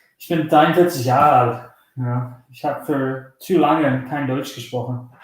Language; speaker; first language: German; early bilingual, heritage; German